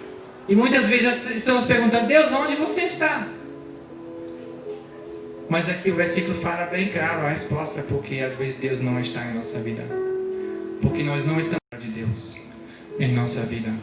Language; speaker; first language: Portuguese; non-native, fluent; German